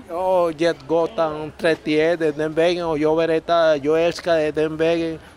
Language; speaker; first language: Swedish; non-native, learner; Spanish